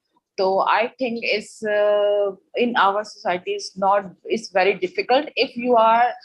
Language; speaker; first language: English; non-native, learner; Urdu